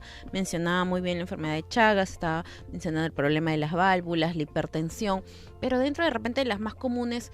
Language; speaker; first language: Spanish; native; Spanish